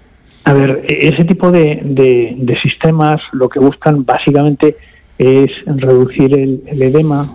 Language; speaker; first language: Spanish; native; Spanish